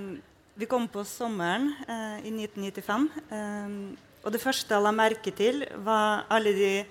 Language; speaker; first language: Norwegian; non-native, fluent; Russian